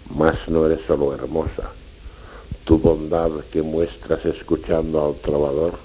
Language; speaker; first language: Spanish; non-native, local second language; Catalan